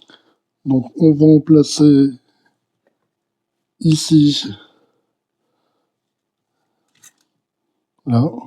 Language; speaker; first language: French; native; French